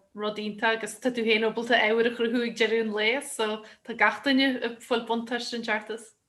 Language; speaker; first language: Irish; native; Irish